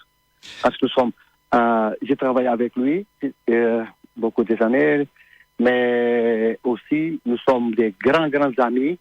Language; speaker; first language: French; non-native, learner; Portuguese